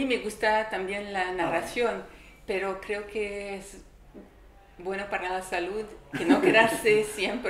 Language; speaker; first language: Spanish; non-native, learner; French